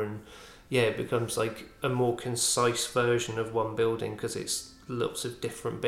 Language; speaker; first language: English; native; English